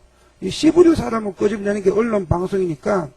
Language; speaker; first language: Korean; native; Korean